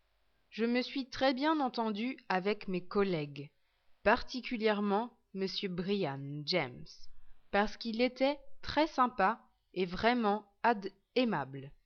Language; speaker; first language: French; non-native, learner; English